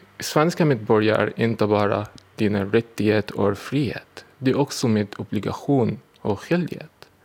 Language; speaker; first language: Swedish; non-native, learner; Arabic